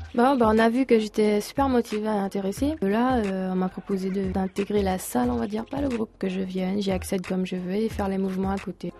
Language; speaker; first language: French; early bilingual, other home language; Portuguese